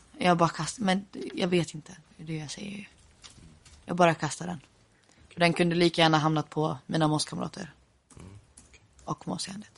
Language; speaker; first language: Swedish; early bilingual, other home language; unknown